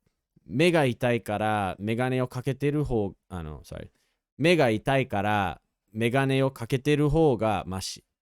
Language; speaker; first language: Japanese; non-native, fluent; English